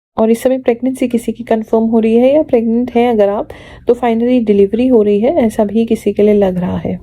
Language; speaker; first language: Hindi; native; Hindi